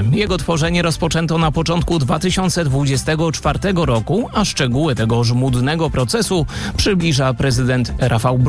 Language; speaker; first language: Polish; native; Polish